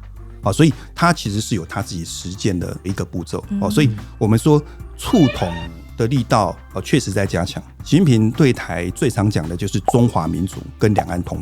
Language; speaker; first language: Chinese; native; Chinese